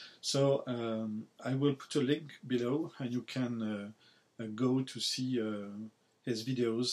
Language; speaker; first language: English; non-native, learner; French